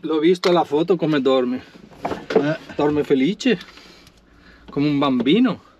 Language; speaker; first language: Italian; non-native, learner; Spanish